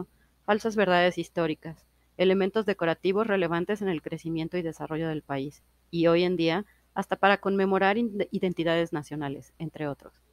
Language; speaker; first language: Spanish; native; Spanish